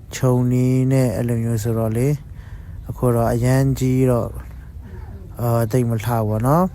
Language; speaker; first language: Burmese; non-native, local second language; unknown